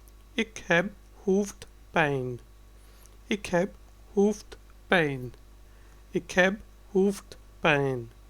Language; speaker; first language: Dutch; non-native, learner; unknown